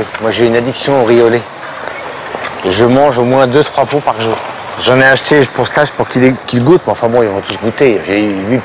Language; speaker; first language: French; native; French